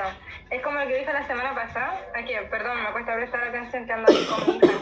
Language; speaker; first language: Spanish; native; Spanish